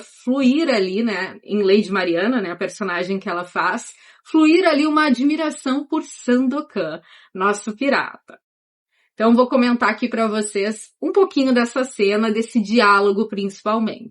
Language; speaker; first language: Portuguese; native; Portuguese